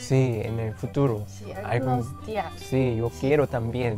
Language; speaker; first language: Spanish; non-native, learner; Korean